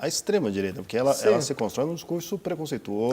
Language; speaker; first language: Portuguese; native; Portuguese